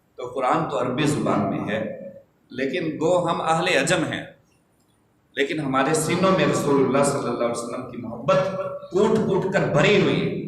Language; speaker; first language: Urdu; non-native, local second language; Punjabi